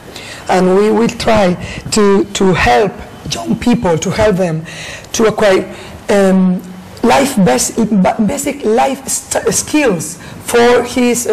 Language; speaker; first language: English; non-native, learner; Spanish